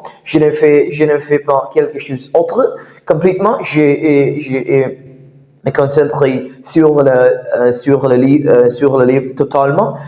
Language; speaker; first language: French; non-native, learner; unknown